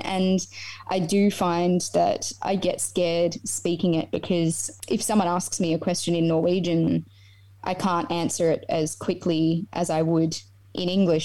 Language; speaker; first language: English; native; English